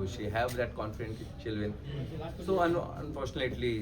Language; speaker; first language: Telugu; non-native, learner; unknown